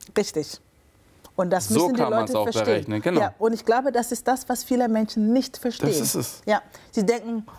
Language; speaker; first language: German; early bilingual, other home language; Akan